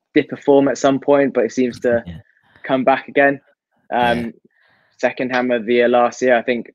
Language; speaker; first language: English; native; English